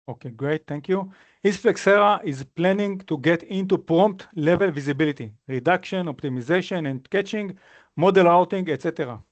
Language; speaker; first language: English; non-native, fluent; Hebrew